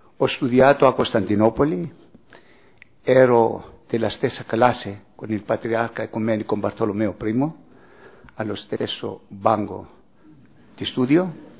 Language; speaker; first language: Italian; non-native, fluent; Greek